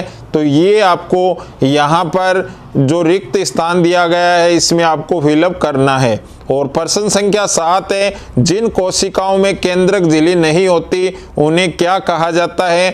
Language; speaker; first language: Hindi; native; Hindi